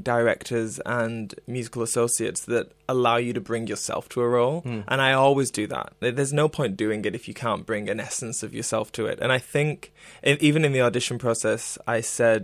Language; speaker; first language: English; native; English